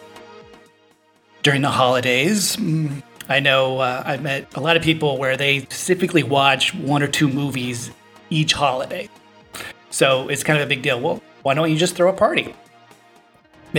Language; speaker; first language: English; native; English